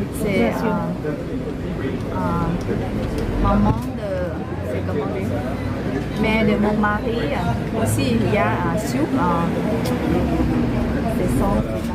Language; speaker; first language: French; non-native, learner; Thai